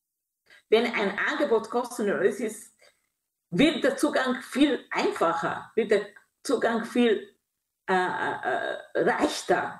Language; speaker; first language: German; non-native, fluent; Kinyarwanda